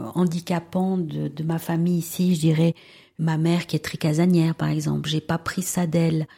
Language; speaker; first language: French; early bilingual, other home language; Spanish